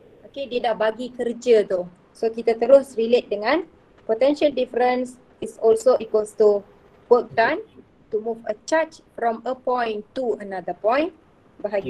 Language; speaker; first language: English; non-native, local second language; Malay